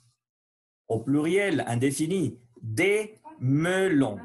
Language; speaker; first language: French; non-native, learner; Spanish